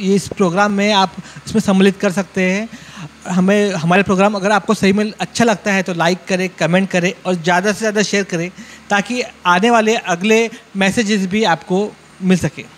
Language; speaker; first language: Hindi; non-native, local second language; Marathi